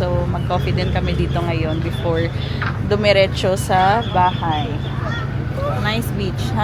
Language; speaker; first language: Filipino; non-native, local second language; Hiligaynon